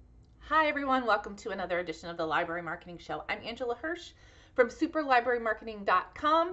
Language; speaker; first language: English; native; English